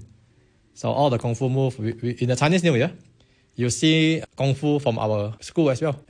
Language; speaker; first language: English; non-native, local second language; Min Nan Chinese